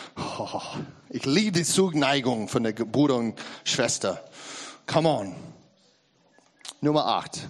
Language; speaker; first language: German; non-native, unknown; English